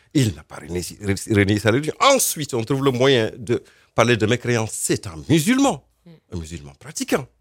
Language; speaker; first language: French; non-native, local second language; Fula